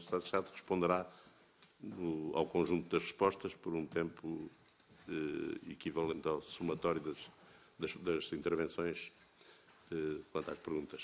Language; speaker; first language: Portuguese; native; Portuguese